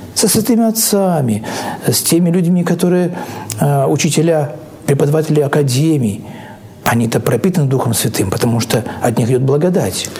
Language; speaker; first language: Russian; native; Russian